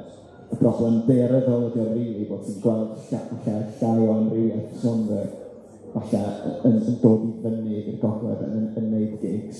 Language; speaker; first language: Welsh; native; Welsh